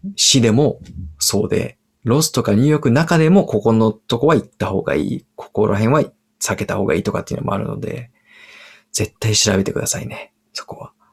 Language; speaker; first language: Japanese; early bilingual, heritage; English